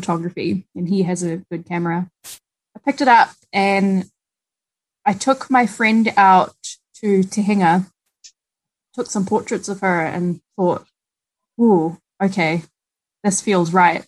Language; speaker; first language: English; native; English